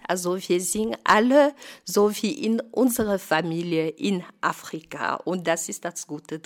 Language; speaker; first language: German; non-native, fluent; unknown